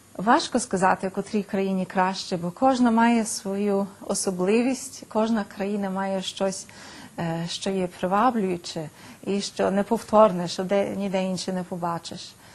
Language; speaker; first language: Ukrainian; early bilingual, heritage; Ukrainian